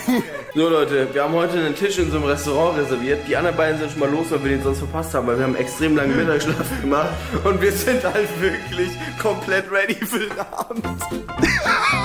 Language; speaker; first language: German; native; German